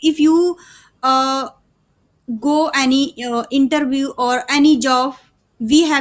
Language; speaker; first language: English; non-native, learner; Hindi